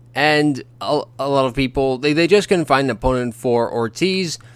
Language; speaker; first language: English; native; English